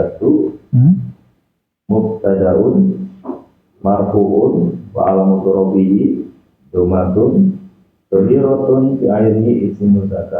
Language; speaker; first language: Arabic; non-native, learner; Indonesian